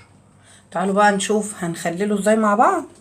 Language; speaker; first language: Arabic; native; Arabic